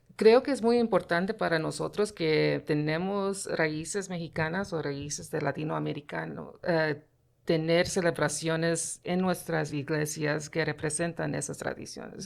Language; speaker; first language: Spanish; early bilingual, heritage; Spanish